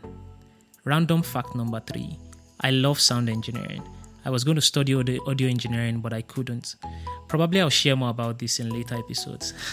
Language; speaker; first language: English; non-native, local second language; Yoruba